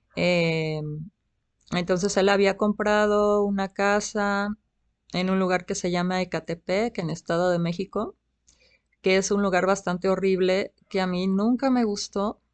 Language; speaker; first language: Spanish; early bilingual, other home language; English